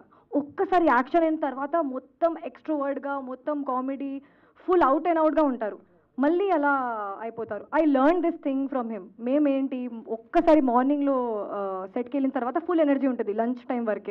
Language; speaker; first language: Telugu; non-native, local second language; Hindi